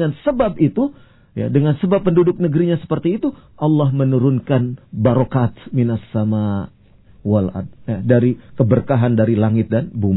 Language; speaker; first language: Indonesian; native; Indonesian